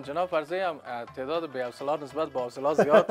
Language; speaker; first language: Persian; native; Persian